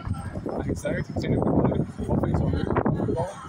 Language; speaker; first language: Dutch; native; Dutch